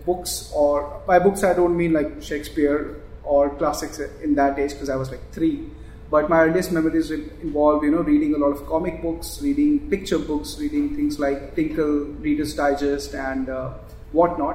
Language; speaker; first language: English; non-native, local second language; Hindi